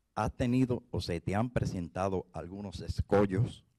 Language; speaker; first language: Spanish; native; Spanish